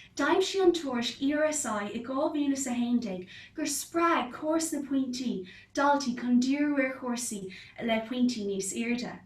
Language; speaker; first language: Irish; non-native, local second language; English